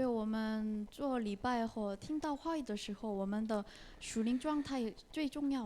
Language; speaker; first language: Chinese; non-native, fluent; Korean